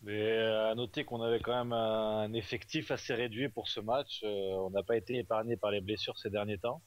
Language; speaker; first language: French; native; French